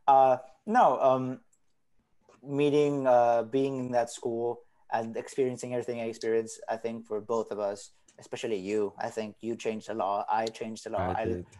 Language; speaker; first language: English; non-native, fluent; Spanish